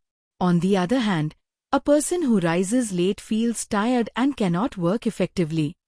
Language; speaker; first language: English; non-native, fluent; Hindi